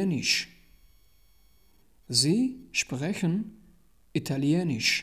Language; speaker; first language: German; non-native, learner; Tajik